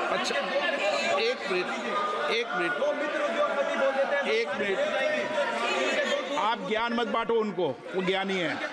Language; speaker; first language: Hindi; native; Hindi